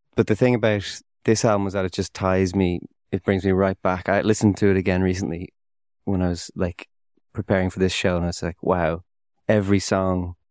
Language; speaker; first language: English; native; English